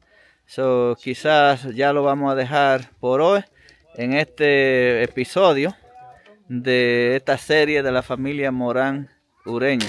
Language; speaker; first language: Spanish; native; Spanish